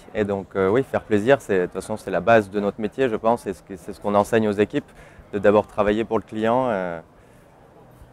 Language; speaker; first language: French; native; French